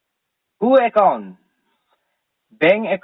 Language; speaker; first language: English; non-native, learner; Manipuri